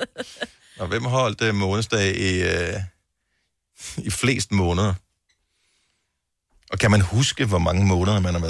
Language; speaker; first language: Danish; native; Danish